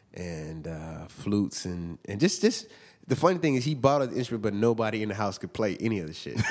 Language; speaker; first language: English; native; English